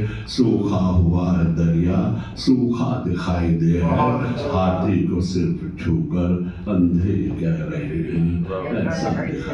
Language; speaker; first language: Hindi; native; Hindi